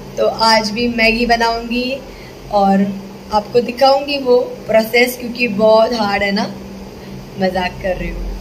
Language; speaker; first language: Hindi; non-native, local second language; Gujarati